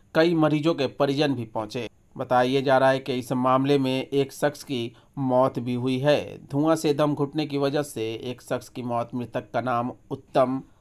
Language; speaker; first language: Hindi; native; Hindi